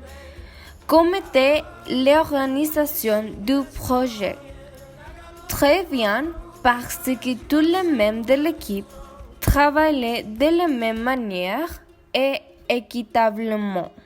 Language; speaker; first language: French; non-native, learner; Spanish